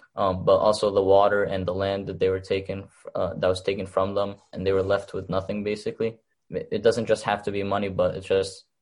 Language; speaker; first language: English; early bilingual, other home language; Arabic